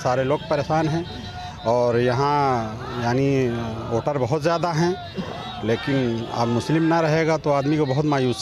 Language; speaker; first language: Hindi; native; Hindi